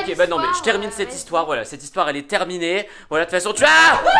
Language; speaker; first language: French; native; French